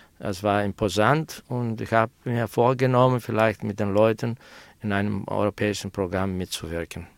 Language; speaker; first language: German; non-native, fluent; Greek